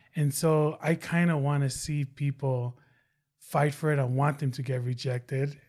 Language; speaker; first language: English; non-native, fluent; Tongan